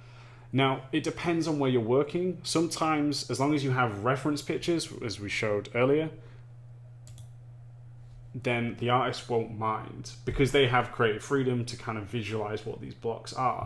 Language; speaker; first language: English; native; English